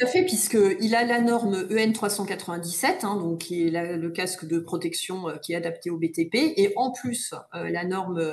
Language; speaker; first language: French; native; French